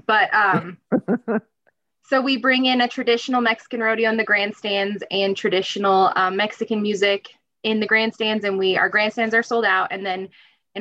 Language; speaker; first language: English; native; English